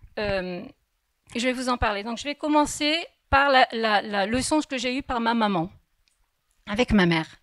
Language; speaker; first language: French; early bilingual, other home language; Kabyle